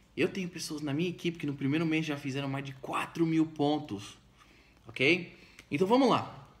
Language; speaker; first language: Portuguese; non-native, fluent; English